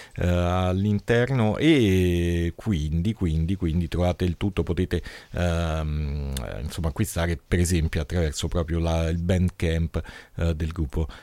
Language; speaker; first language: Italian; native; Italian